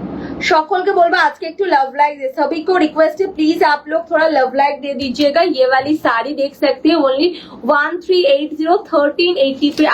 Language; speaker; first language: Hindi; non-native, local second language; Bangla